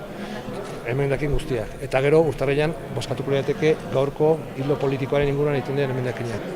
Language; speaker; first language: Basque; native; Basque